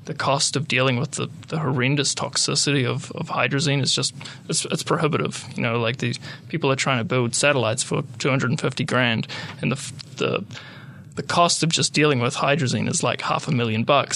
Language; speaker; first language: English; native; English